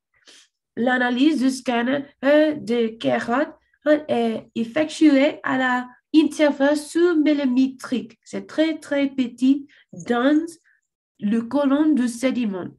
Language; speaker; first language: French; non-native, learner; English